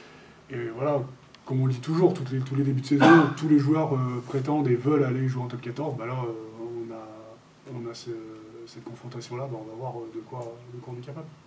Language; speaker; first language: French; native; French